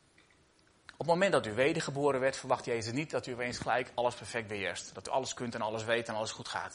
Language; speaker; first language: Dutch; native; Dutch